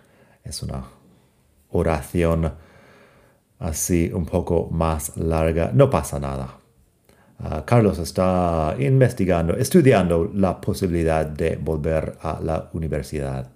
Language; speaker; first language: Spanish; non-native, fluent; English